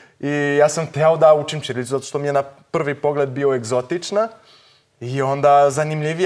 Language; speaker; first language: Serbian; non-native, fluent; Portuguese